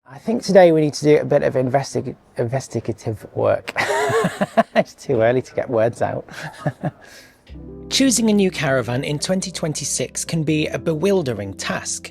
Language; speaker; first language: English; native; English